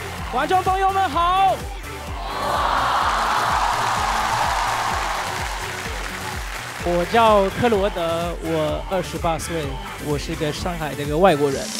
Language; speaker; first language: Chinese; non-native, fluent; Haitian Creole